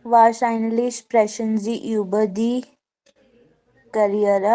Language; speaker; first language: German; non-native, learner; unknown